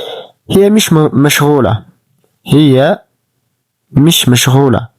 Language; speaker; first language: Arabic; non-native, fluent; Amharic